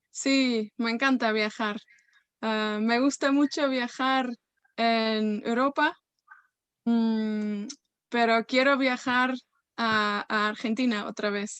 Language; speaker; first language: Spanish; non-native, fluent; Welsh